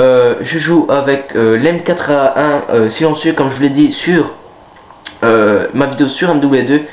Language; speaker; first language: French; native; French